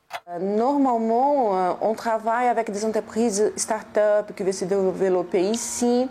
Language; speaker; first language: French; non-native, fluent; Portuguese